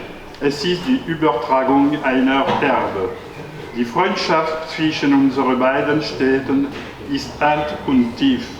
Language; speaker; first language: German; non-native, learner; French